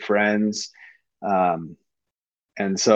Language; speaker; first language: English; native; English